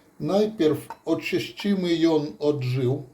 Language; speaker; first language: Polish; non-native, learner; Russian